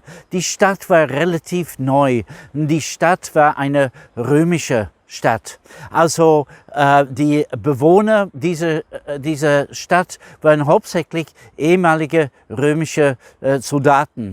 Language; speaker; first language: German; non-native, fluent; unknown